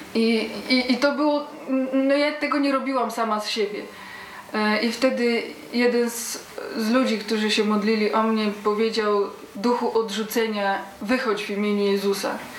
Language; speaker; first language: Polish; early bilingual, heritage; Polish